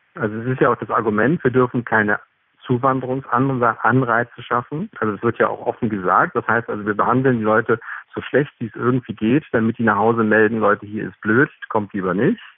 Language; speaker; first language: German; native; German